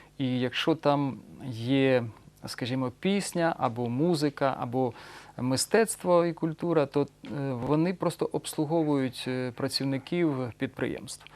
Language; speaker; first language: Ukrainian; non-native, local second language; Russian